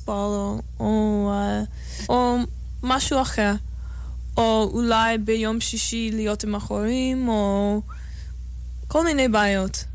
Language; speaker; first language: Hebrew; non-native, fluent; English